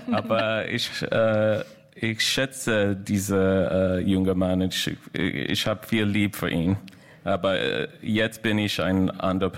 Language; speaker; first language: German; non-native, learner; English